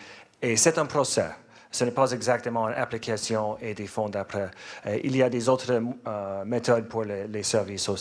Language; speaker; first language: French; non-native, learner; English